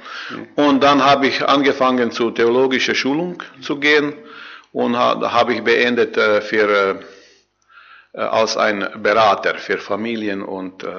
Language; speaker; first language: German; non-native, learner; Croatian